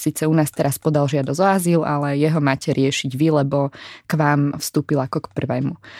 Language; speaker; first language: Slovak; native; Slovak